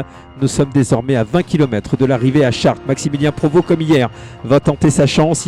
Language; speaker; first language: French; native; French